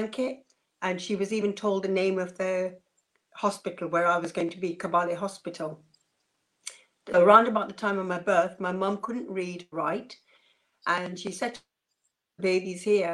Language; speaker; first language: English; non-native, local second language; Punjabi